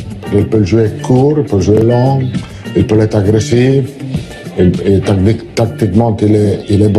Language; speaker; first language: French; non-native, learner; Italian